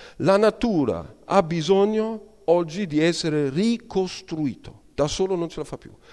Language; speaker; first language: Italian; non-native, fluent; German